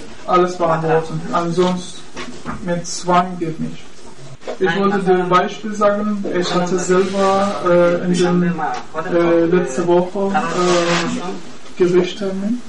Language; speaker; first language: German; non-native, learner; Persian